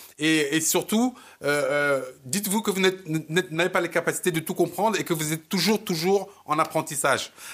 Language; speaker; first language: French; early bilingual, other home language; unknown